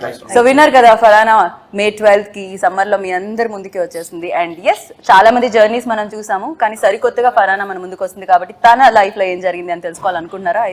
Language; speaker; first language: Telugu; native; Telugu